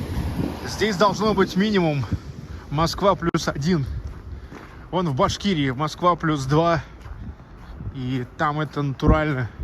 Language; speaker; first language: Russian; native; Russian